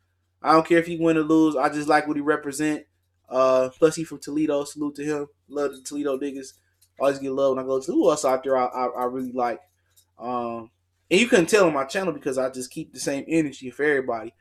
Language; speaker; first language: English; native; English